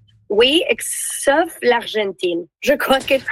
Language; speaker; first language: French; non-native, learner; Spanish